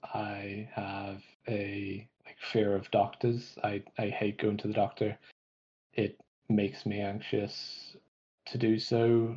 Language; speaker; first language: English; native; English